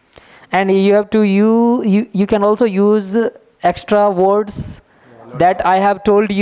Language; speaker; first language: English; non-native, fluent; Hindi